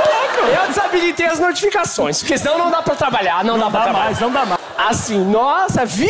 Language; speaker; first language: Portuguese; native; Portuguese